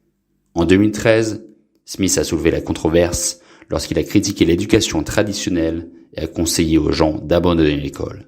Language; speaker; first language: French; non-native, local second language; Haitian Creole